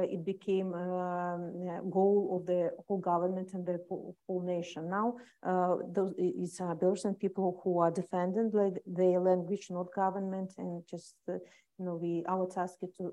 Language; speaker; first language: English; non-native, fluent; Russian